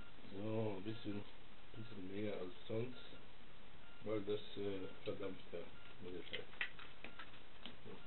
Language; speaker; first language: German; non-native, fluent; Italian